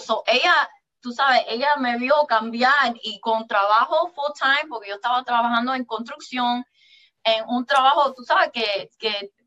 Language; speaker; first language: Spanish; early bilingual, heritage; English